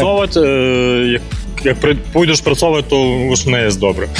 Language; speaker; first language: Polish; non-native, learner; Ukrainian